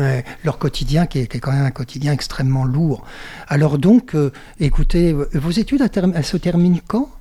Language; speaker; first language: French; native; French